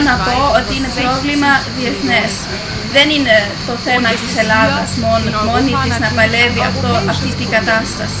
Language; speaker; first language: Greek; early bilingual, heritage; Greek